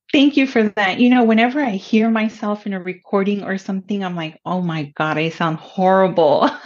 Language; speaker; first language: English; early bilingual, other home language; Spanish